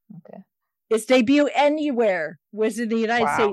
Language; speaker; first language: English; native; English